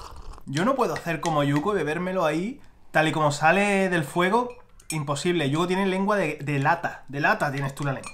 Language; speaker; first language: Spanish; native; Spanish